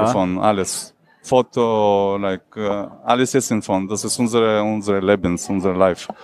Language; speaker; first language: German; non-native, learner; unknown